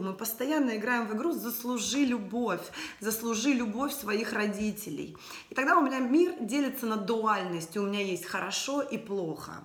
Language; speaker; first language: Russian; native; Russian